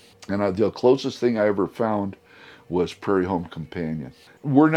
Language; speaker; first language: English; native; English